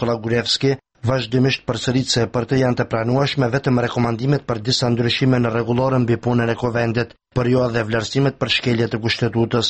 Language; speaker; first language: Albanian; native; Albanian